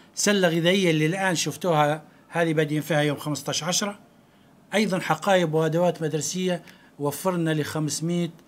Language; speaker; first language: Arabic; native; Arabic